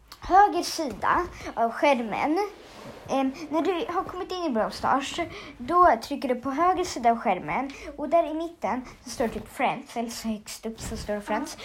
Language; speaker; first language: Swedish; native; Swedish